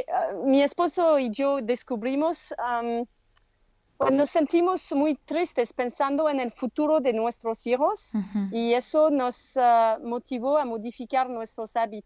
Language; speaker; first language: Spanish; non-native, learner; French